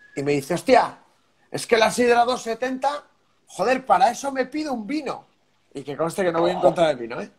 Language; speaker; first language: Spanish; native; Spanish